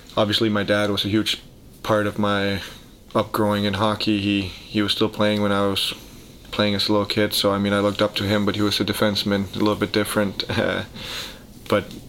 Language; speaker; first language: English; early bilingual, heritage; Danish